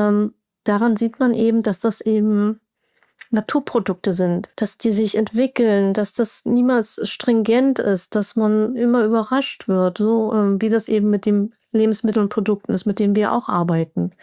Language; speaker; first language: German; native; German